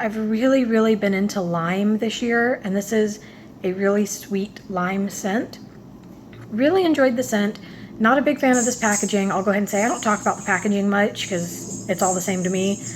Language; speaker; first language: English; native; English